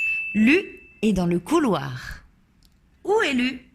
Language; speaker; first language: French; native; French